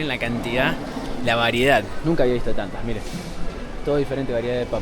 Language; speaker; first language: Spanish; native; Spanish